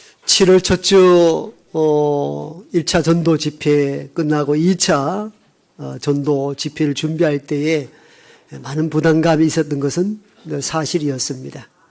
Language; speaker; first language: Korean; native; Korean